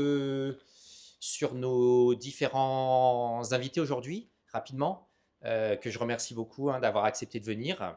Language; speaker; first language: French; native; French